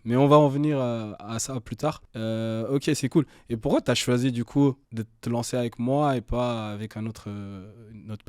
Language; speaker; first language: French; native; French